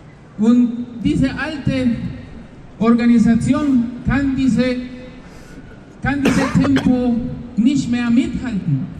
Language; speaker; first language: German; non-native, fluent; Spanish